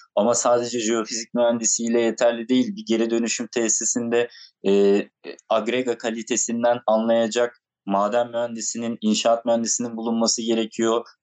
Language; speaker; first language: Turkish; native; Turkish